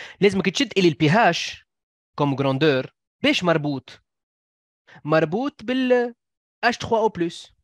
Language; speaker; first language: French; non-native, local second language; Arabic